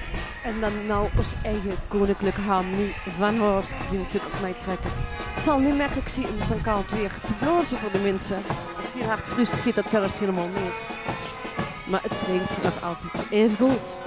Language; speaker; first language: Dutch; native; Dutch